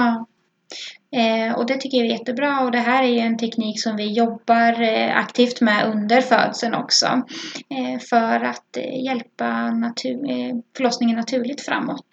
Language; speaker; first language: Swedish; native; Swedish